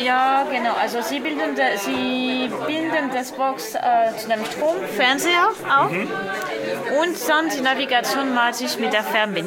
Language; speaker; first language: German; non-native, learner; French